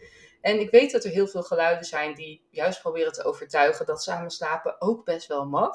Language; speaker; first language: Dutch; native; Dutch